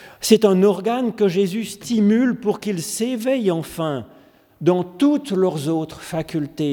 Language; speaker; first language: French; native; French